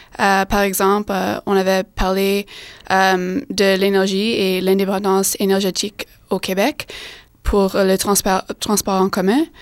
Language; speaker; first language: French; non-native, fluent; English